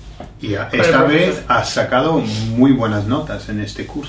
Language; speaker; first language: Spanish; non-native, fluent; English